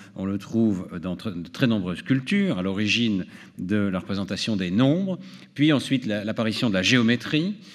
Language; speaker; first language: French; native; French